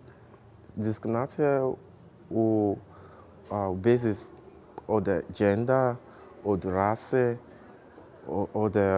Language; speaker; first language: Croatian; non-native, learner; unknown